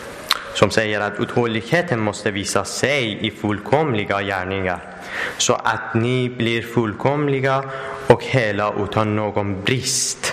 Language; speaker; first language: Swedish; non-native, learner; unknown